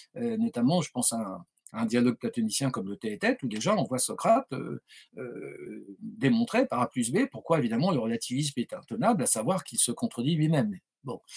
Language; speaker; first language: French; native; French